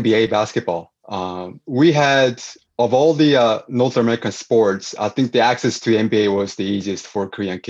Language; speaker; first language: English; non-native, fluent; Korean